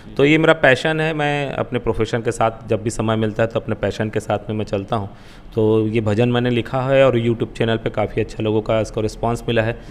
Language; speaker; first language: Hindi; native; Hindi